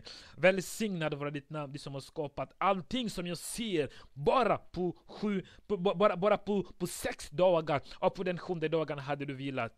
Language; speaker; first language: Swedish; non-native, fluent; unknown